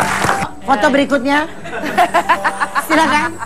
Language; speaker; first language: Indonesian; native; Indonesian